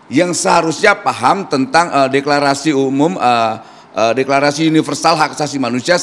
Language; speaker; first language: Indonesian; native; Indonesian